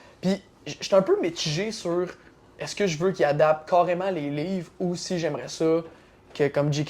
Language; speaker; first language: French; native; French